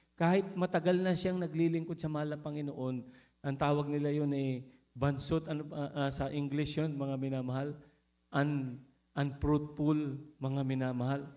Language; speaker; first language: Filipino; native; Filipino